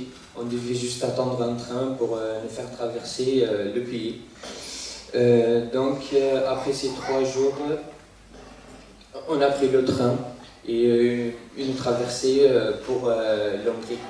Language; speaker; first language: French; non-native, fluent; Arabic